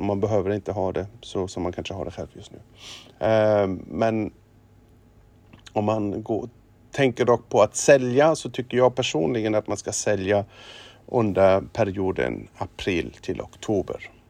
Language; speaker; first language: Swedish; non-native, fluent; German